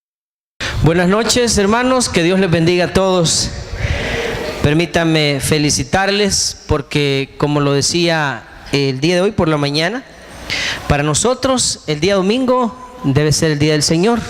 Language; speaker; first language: Spanish; native; Spanish